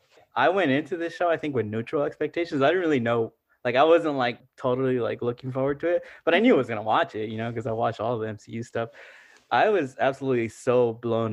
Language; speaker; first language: English; early bilingual, other home language; Spanish